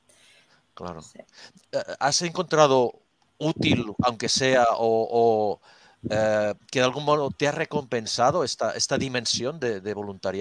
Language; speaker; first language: Spanish; native; Spanish